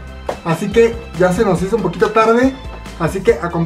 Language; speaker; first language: Spanish; native; Spanish